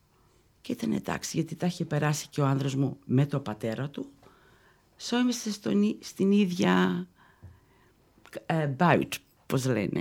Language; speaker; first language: Greek; early bilingual, heritage; Greek